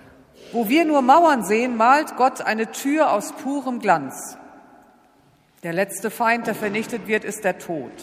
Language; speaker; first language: German; native; German